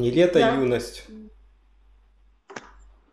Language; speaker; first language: Russian; native; Russian